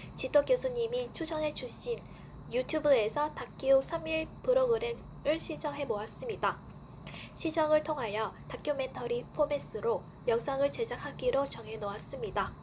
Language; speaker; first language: Korean; non-native, fluent; Vietnamese